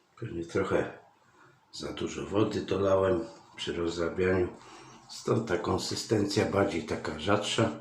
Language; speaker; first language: Polish; native; Polish